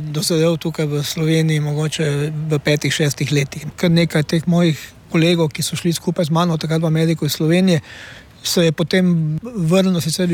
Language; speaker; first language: Slovenian; native; Slovenian